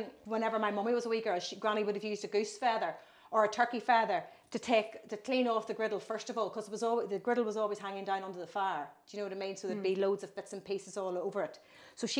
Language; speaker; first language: English; native; English